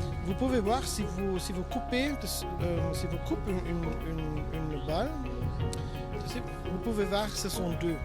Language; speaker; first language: French; non-native, learner; German